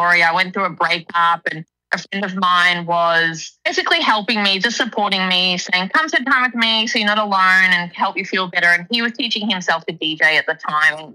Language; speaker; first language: English; native; English